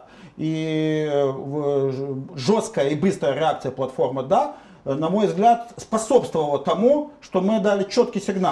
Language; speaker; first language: Russian; native; Russian